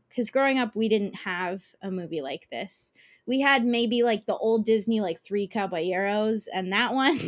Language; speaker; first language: English; early bilingual, other home language; Italian